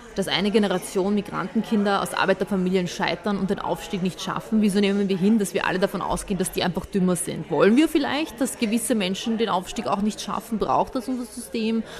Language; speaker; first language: German; early bilingual, other home language; Bosnian